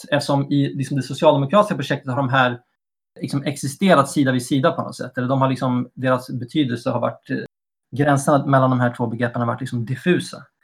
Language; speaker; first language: Swedish; native; Swedish